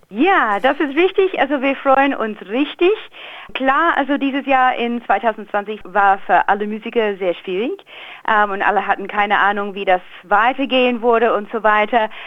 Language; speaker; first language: German; non-native, learner; English